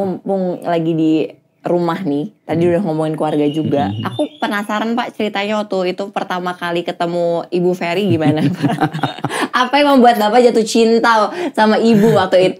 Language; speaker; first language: Indonesian; native; Indonesian